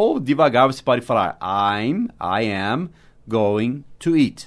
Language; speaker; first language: Portuguese; non-native, fluent; English